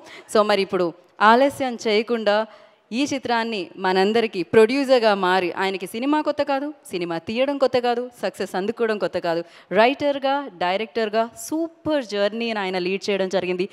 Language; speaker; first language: Telugu; native; Telugu